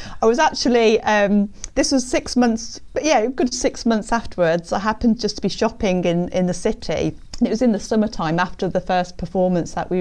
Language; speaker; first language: English; native; English